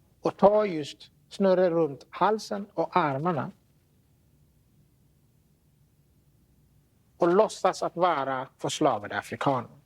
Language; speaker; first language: Swedish; non-native, fluent; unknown